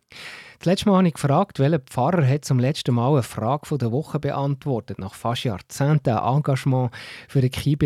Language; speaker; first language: German; native; German